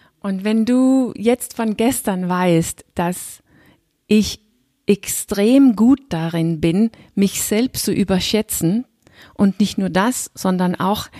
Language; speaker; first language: German; non-native, fluent; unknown